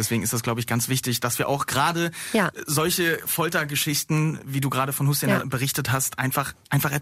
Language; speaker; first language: German; native; German